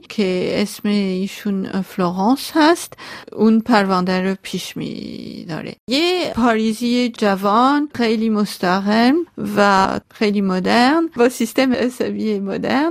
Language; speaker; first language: Persian; non-native, local second language; Armenian